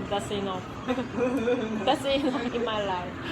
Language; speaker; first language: English; non-native, learner; Korean